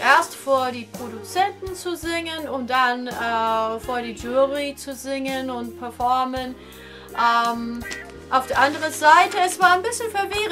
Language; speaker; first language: German; non-native, fluent; English